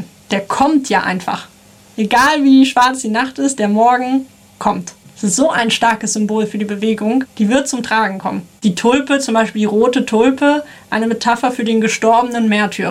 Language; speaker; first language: German; native; German